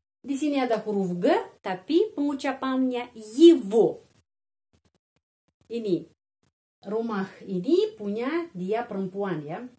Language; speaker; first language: Indonesian; non-native, fluent; Russian